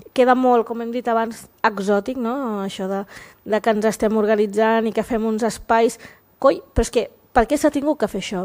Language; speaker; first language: Catalan; native; Catalan